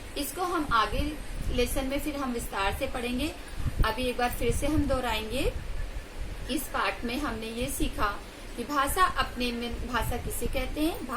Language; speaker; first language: Hindi; native; Hindi